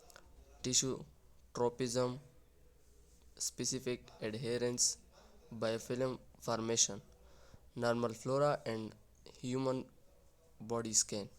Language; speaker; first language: English; non-native, local second language; Urdu